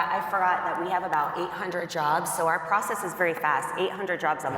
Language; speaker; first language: English; native; English